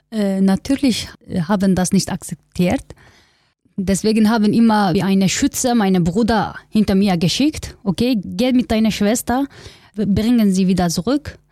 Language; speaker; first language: German; non-native, learner; Kurdish